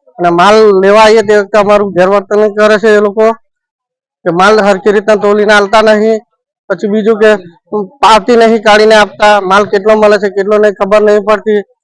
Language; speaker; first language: Gujarati; native; Gujarati